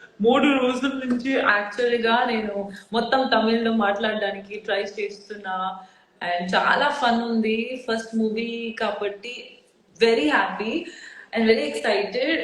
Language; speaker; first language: Telugu; non-native, local second language; Odia